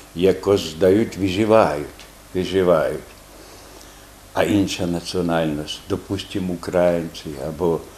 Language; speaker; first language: Ukrainian; non-native, local second language; Romany